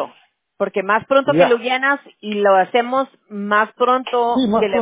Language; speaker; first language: Spanish; early bilingual, heritage; Spanish